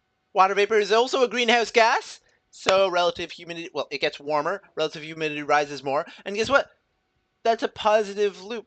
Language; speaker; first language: English; native; English